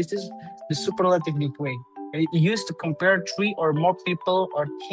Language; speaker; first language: English; non-native, learner; Indonesian